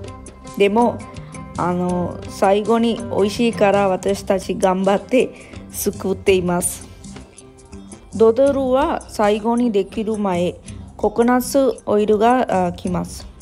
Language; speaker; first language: Japanese; non-native, learner; Sinhala